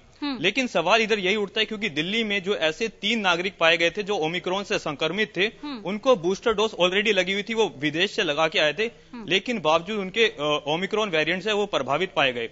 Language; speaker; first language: Hindi; native; Hindi